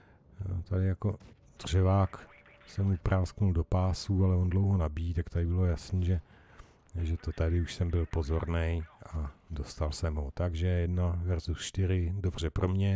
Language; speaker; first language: Czech; native; Czech